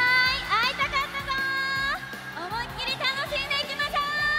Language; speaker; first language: Japanese; native; Japanese